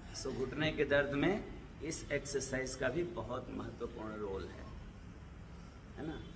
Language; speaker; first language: Hindi; native; Hindi